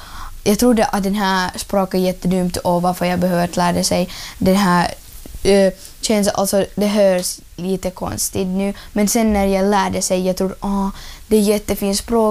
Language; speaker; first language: Swedish; non-native, learner; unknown